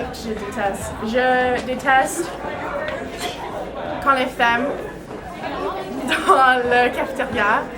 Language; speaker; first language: French; non-native, learner; English